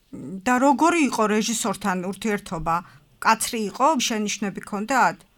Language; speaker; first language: Georgian; native; Georgian